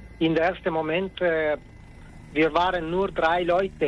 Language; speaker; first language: German; non-native, learner; Italian